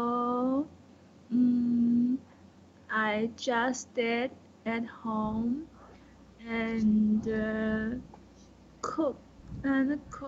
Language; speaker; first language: English; non-native, learner; Chinese